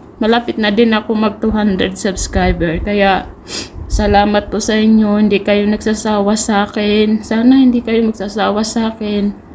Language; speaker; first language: Filipino; non-native, local second language; Cebuano